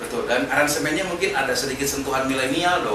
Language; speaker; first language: Indonesian; native; Indonesian